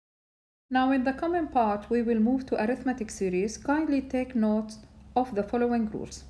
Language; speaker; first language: English; non-native, fluent; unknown